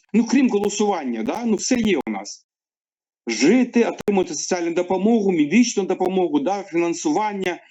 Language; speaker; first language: Ukrainian; non-native, local second language; Russian